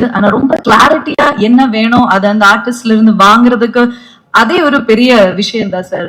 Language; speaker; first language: Tamil; non-native, fluent; Malayalam